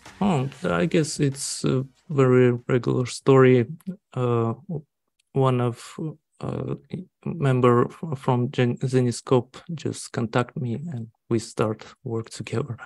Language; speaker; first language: English; non-native, learner; Russian